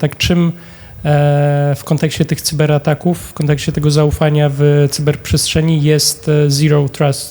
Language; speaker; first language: Polish; native; Polish